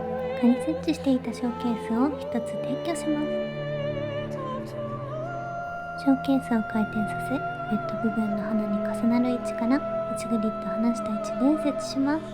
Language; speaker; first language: Japanese; native; Japanese